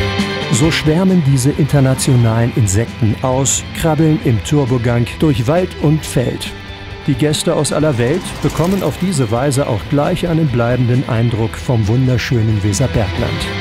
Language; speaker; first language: German; native; German